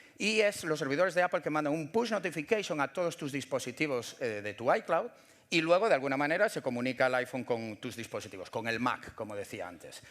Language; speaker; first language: Spanish; native; Spanish